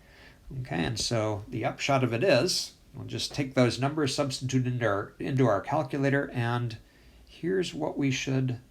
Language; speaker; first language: English; native; English